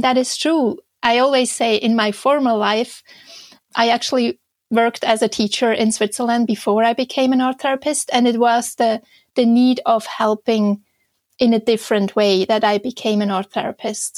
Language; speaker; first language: English; non-native, fluent; Swiss German